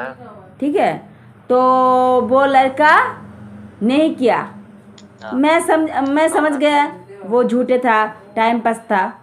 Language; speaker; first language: Hindi; non-native, local second language; Bangla